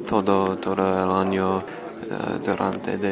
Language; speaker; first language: Spanish; non-native, learner; English